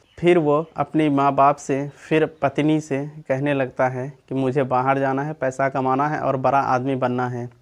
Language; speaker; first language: Hindi; native; Hindi